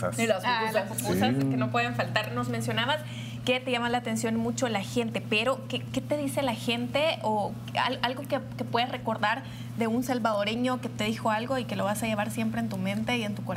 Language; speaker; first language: Spanish; native; Spanish